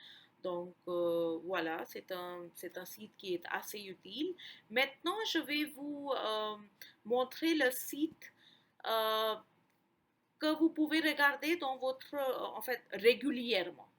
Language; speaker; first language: French; non-native, fluent; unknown